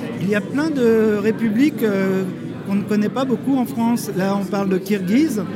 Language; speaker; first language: French; native; French